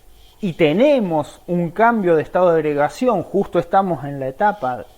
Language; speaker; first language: Spanish; native; Spanish